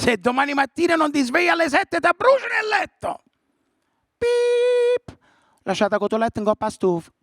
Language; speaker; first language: Italian; early bilingual, other home language; English